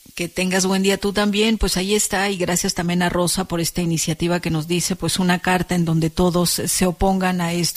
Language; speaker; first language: Spanish; native; Spanish